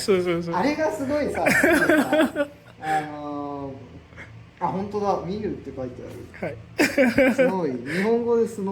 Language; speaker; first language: Japanese; native; Japanese